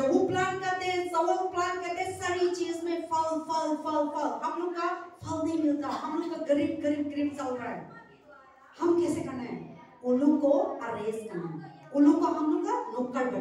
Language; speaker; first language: Hindi; non-native, local second language; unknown